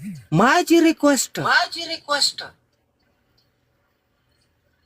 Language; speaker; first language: Arabic; non-native, learner; Pashto